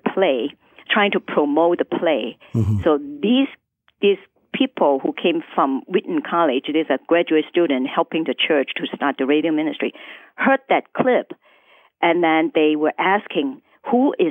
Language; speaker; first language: English; non-native, local second language; Cantonese